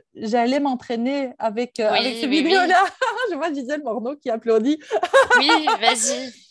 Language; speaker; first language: French; native; French